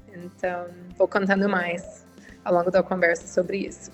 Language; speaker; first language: Portuguese; non-native, fluent; English